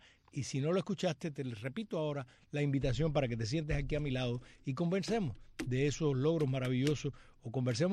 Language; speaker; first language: Spanish; native; Spanish